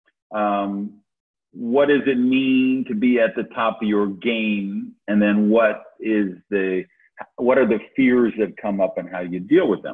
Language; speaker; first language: English; native; English